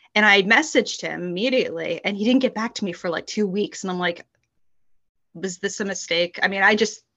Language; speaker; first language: English; native; English